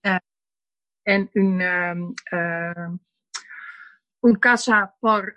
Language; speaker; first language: Spanish; non-native, learner; Dutch